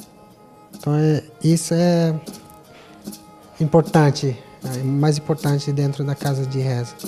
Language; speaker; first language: Portuguese; non-native, local second language; Guarani